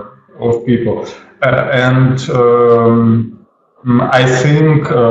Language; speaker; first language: English; non-native, learner; Russian